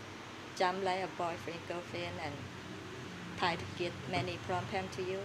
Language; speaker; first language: English; non-native, learner; Thai